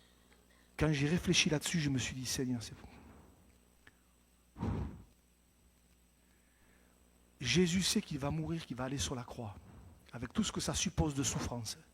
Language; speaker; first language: French; native; French